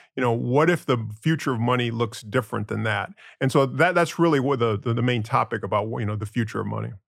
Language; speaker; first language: English; non-native, fluent; Spanish